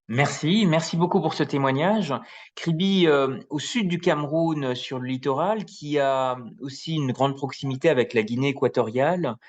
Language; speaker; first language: French; native; French